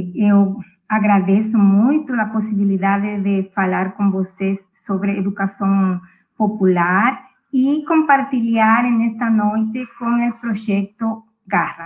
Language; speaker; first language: Portuguese; non-native, fluent; Spanish